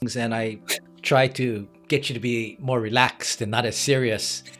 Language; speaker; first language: English; native; English